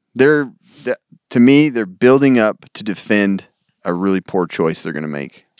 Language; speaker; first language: English; native; English